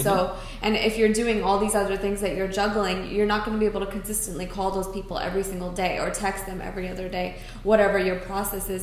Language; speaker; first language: English; native; English